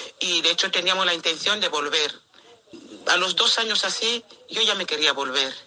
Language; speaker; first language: Spanish; non-native, local second language; Fang